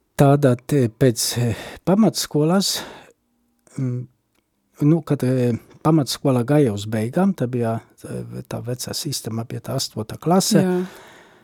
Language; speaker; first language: Latvian; non-native, fluent; Polish